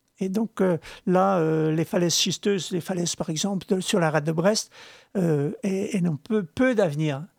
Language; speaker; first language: French; non-native, local second language; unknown